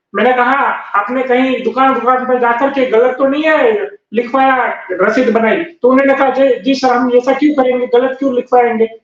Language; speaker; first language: Hindi; non-native, local second language; Gujarati